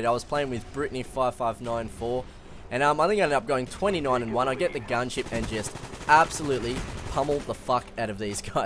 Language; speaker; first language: English; native; English